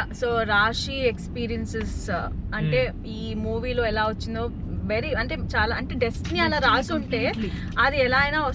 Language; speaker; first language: Telugu; native; Telugu